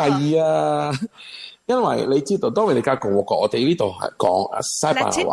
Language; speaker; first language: Cantonese; non-native, learner; Spanish